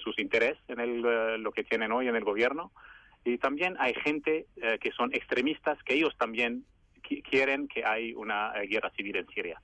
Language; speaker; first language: Spanish; non-native, fluent; Arabic